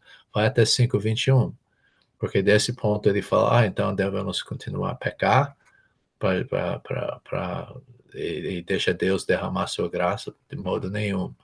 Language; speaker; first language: Portuguese; non-native, fluent; English